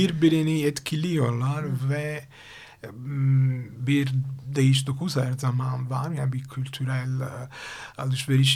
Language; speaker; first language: Turkish; non-native, fluent; Italian